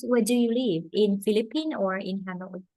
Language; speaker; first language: English; non-native, fluent; Vietnamese